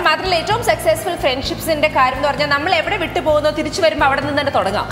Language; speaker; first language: Malayalam; native; Malayalam